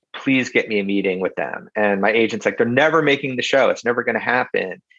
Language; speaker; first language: English; native; English